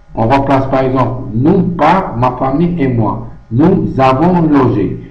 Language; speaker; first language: French; non-native, local second language; Arabic